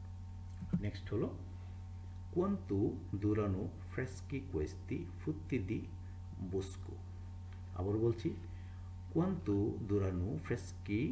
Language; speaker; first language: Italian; non-native, fluent; Bangla